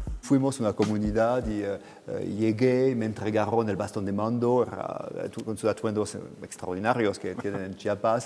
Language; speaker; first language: Spanish; non-native, fluent; French